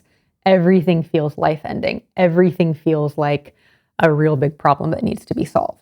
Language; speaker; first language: English; native; English